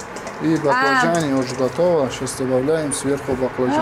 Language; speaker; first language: Russian; non-native, learner; Uzbek